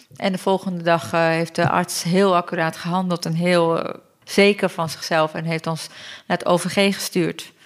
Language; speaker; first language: Dutch; early bilingual, other home language; Turkish